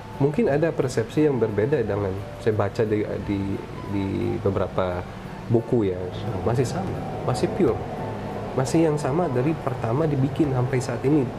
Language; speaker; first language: Indonesian; non-native, fluent; Filipino